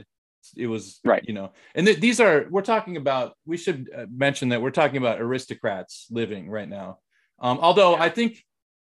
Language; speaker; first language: English; native; English